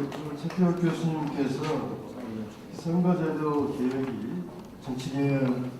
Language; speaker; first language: Korean; native; Korean